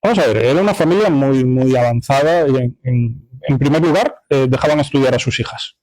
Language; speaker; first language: Spanish; non-native, local second language; Galician